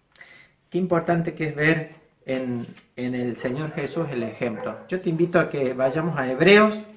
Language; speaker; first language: Spanish; native; Spanish